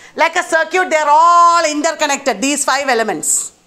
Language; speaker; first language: English; non-native, local second language; Malayalam